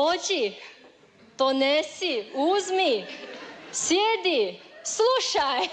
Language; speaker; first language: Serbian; non-native, learner; Chinese